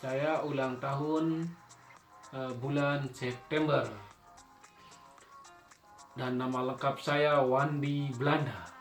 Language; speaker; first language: Indonesian; non-native, local second language; Sasak